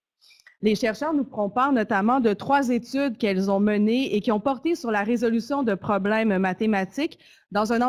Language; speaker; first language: French; native; French